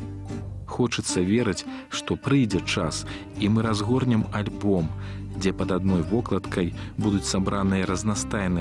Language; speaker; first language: Belarusian; native; Belarusian